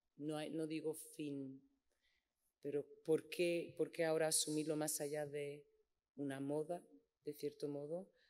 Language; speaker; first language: Spanish; non-native, fluent; English